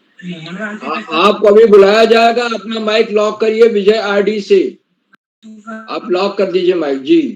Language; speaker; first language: Hindi; native; Hindi